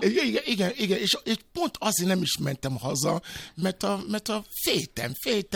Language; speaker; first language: Hungarian; non-native, fluent; Yoruba